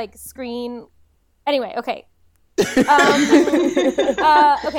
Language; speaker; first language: English; native; English